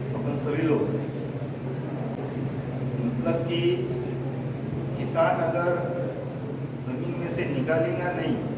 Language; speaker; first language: Hindi; non-native, local second language; Marathi